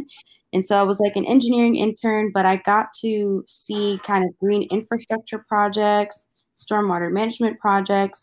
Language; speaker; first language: English; native; English